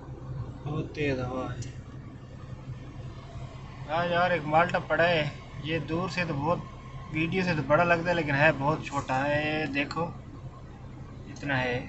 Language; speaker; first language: Hindi; non-native, local second language; Punjabi